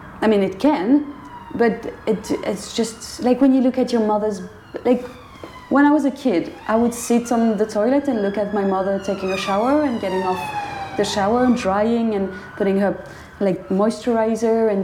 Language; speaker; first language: English; non-native, fluent; French